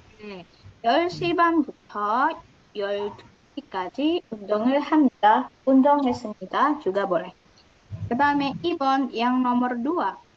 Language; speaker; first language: Korean; non-native, fluent; Indonesian